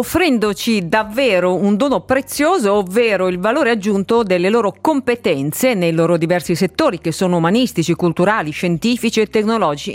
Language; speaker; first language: Italian; native; Italian